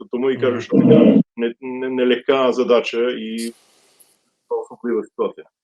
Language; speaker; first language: Ukrainian; non-native, fluent; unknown